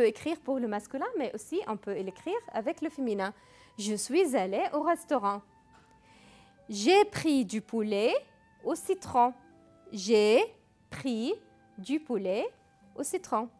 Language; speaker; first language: French; non-native, fluent; Arabic